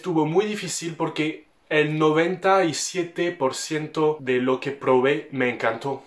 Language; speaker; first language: Spanish; non-native, fluent; French